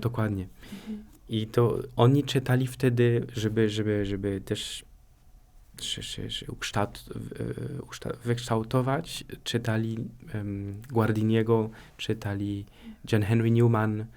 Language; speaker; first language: Polish; non-native, fluent; French